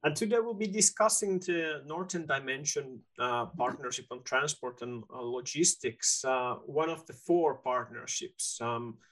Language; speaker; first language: English; non-native, fluent; Finnish